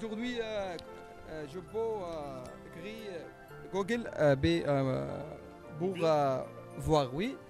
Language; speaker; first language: French; non-native, learner; Arabic